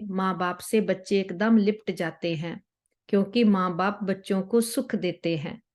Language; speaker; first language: Hindi; non-native, local second language; Punjabi